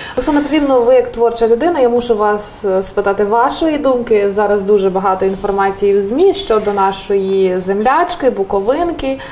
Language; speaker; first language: Ukrainian; native; Ukrainian